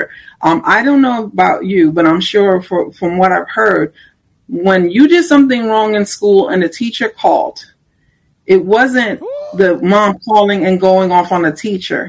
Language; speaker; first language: English; native; English